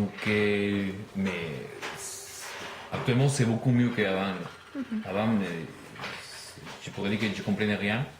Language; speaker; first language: French; non-native, learner; Spanish